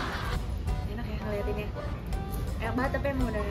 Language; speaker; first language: Indonesian; native; Indonesian